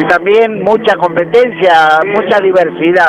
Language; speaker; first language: Spanish; native; Spanish